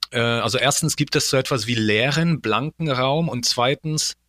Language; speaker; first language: German; early bilingual, other home language; Polish